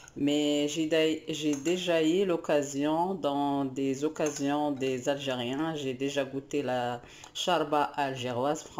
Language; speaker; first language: French; non-native, local second language; Arabic